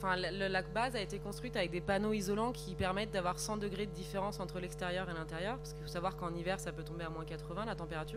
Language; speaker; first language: French; native; French